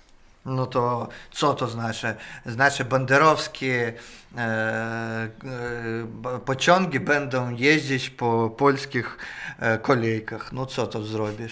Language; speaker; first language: Polish; non-native, fluent; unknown